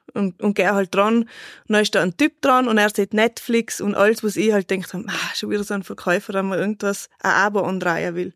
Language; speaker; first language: German; native; German